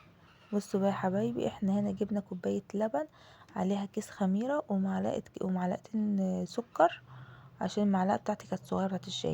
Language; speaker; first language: Arabic; native; Arabic